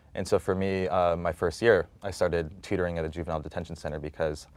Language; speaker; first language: English; native; English